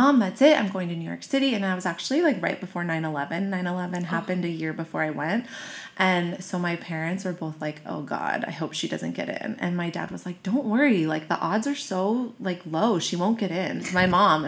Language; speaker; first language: English; native; English